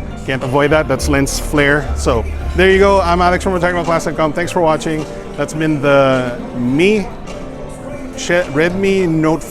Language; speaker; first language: English; non-native, local second language; Filipino